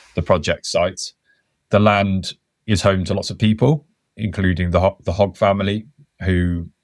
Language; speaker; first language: English; native; English